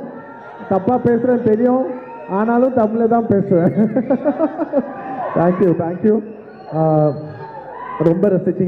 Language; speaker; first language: Tamil; non-native, local second language; Telugu